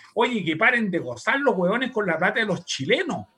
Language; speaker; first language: Spanish; native; Spanish